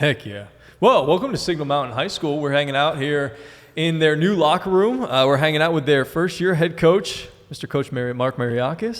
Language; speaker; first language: English; native; English